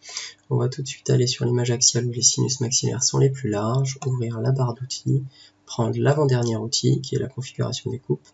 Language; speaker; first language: French; native; French